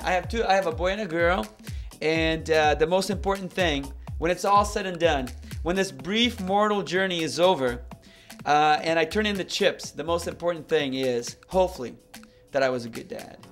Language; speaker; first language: English; early bilingual, other home language; Portuguese